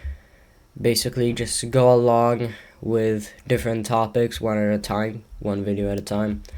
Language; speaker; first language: English; native; English